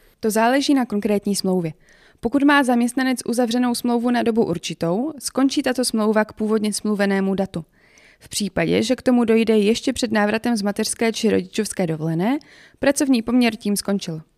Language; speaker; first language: Czech; native; Czech